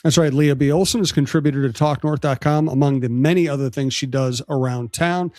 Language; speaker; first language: English; native; English